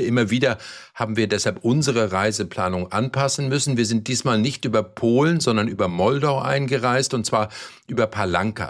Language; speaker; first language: German; native; German